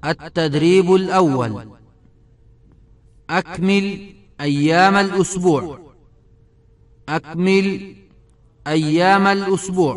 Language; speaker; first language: Arabic; non-native, fluent; Pashto